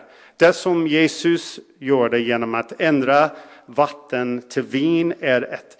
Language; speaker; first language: Swedish; non-native, fluent; English